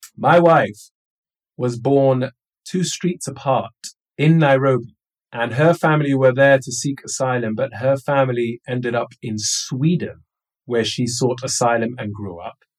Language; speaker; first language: English; early bilingual, other home language; Somali